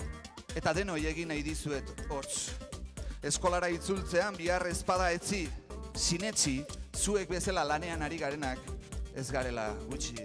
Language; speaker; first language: Basque; native; Basque